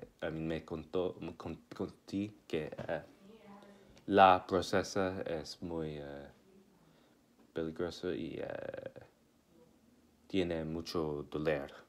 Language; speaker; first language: Spanish; non-native, learner; English